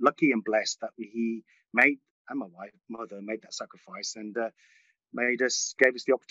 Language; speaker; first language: English; early bilingual, other home language; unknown